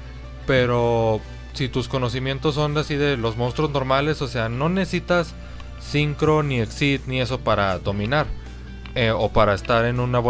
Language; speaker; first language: Spanish; native; Spanish